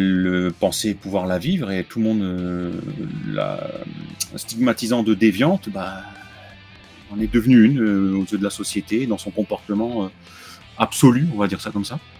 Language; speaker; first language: French; native; French